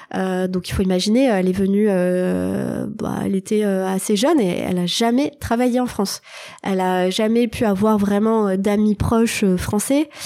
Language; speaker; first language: French; native; French